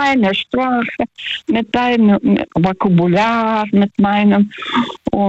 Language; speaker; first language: German; non-native, fluent; Russian